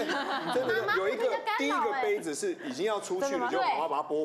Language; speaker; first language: Chinese; native; Chinese